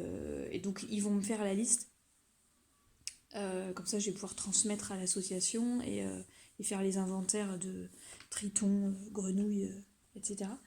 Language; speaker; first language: French; native; French